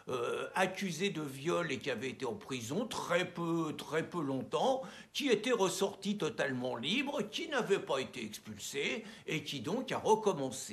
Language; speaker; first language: French; native; French